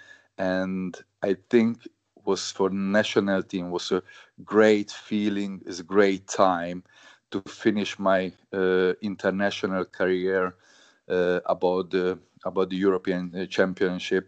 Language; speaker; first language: English; non-native, learner; Hungarian